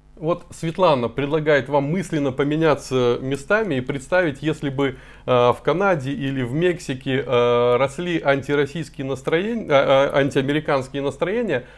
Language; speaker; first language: Russian; native; Russian